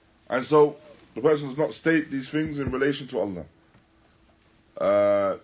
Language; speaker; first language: English; native; English